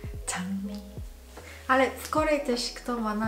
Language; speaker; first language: Polish; non-native, learner; Korean